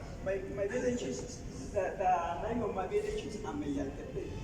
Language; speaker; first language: English; non-native, learner; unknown